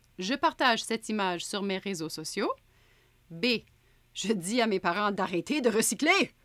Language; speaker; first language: French; native; French